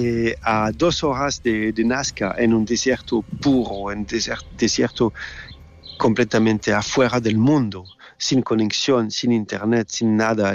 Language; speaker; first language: Spanish; non-native, learner; French